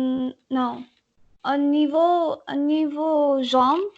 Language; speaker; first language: French; non-native, learner; English